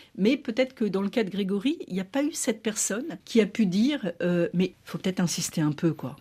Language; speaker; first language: French; native; French